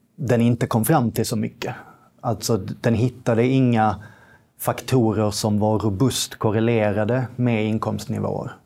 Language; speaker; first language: Swedish; native; Swedish